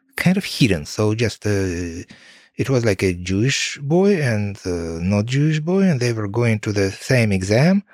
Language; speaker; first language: English; non-native, fluent; Ukrainian